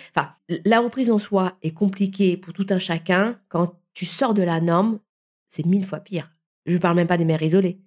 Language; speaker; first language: French; early bilingual, other home language; Vietnamese